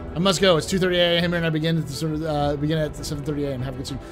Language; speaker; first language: English; native; English